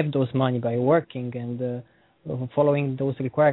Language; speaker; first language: English; non-native, learner; Romanian